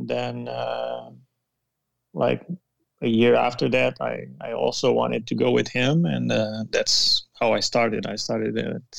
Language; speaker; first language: English; non-native, fluent; Portuguese